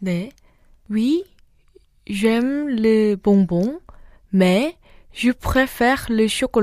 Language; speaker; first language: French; non-native, learner; Korean